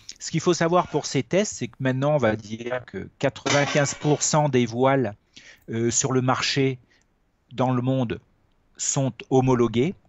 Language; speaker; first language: French; native; French